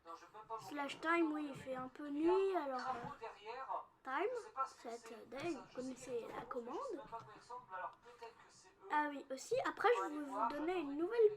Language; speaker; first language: French; native; French